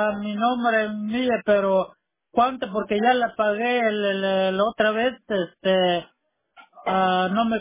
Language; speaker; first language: Spanish; non-native, local second language; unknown